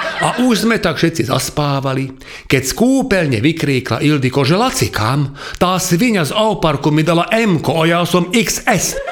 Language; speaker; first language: Slovak; non-native, local second language; Hungarian